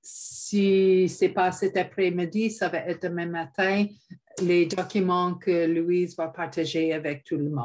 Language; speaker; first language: French; non-native, fluent; English